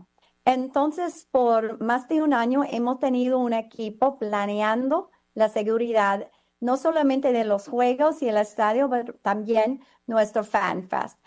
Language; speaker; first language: Spanish; non-native, fluent; English